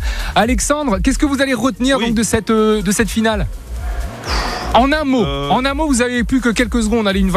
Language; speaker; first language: French; native; French